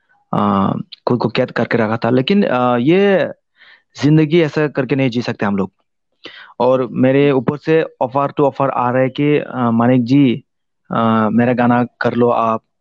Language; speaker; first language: Hindi; non-native, local second language; Kok Borok